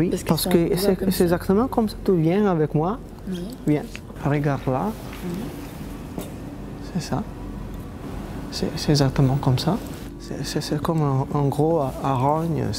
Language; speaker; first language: French; non-native, fluent; Italian